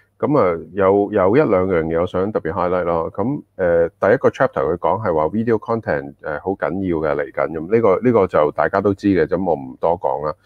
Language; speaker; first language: Cantonese; early bilingual, heritage; Cantonese